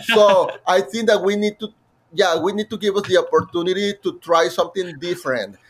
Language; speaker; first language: English; non-native, fluent; Spanish